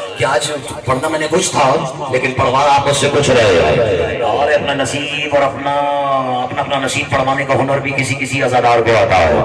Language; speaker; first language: Urdu; non-native, local second language; Punjabi